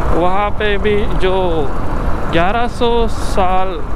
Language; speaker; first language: Hindi; non-native, local second language; Marathi